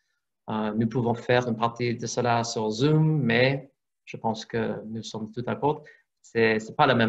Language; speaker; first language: French; non-native, fluent; English